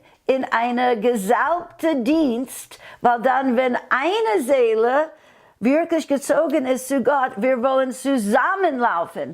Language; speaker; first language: German; non-native, fluent; English